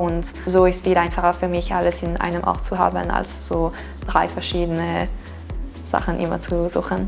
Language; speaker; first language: German; non-native, local second language; French